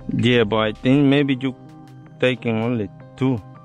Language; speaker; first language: English; non-native, learner; Spanish